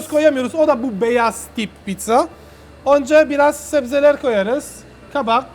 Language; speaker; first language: Turkish; non-native, learner; Italian